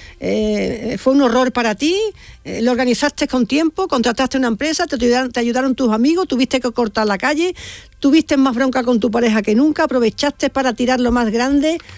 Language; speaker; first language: Spanish; native; Spanish